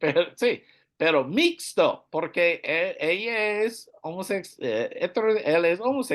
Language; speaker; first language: Spanish; non-native, learner; English